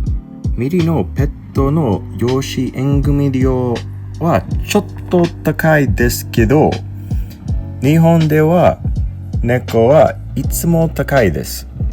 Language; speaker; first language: Japanese; non-native, learner; English